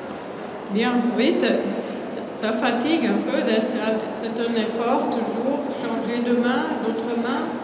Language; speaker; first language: French; non-native, fluent; German